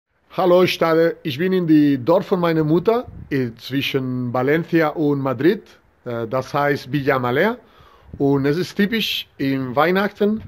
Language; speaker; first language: German; non-native, learner; Spanish